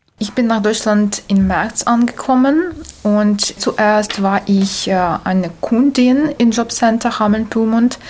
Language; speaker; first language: German; non-native, learner; Ukrainian